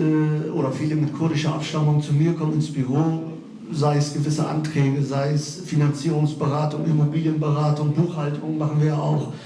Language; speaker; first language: German; early bilingual, other home language; Kurdish